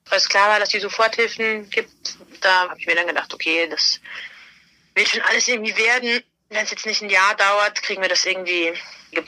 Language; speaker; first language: German; native; German